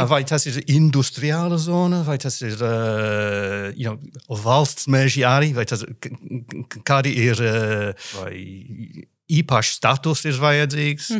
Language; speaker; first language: Latvian; non-native, learner; English